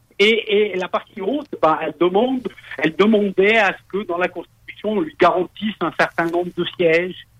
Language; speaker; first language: French; native; French